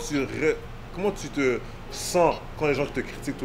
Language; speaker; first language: French; native; French